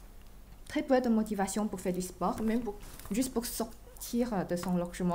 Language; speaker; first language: French; non-native, fluent; Chinese